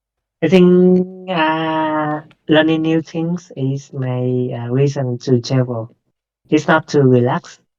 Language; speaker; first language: English; non-native, learner; Vietnamese